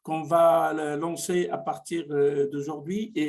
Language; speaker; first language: French; non-native, local second language; Arabic